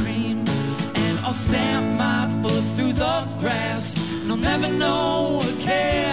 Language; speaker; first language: English; native; English